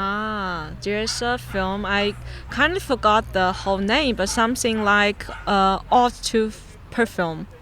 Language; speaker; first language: English; non-native, fluent; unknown